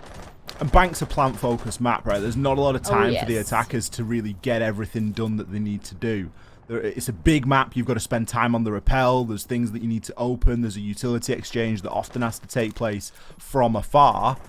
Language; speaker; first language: English; native; English